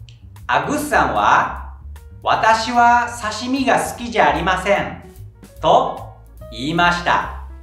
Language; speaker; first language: Japanese; non-native, fluent; Indonesian